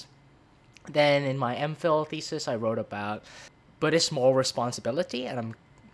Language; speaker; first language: English; non-native, local second language; Cantonese